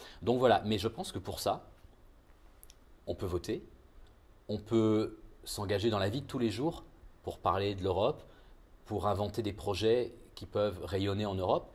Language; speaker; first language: French; native; French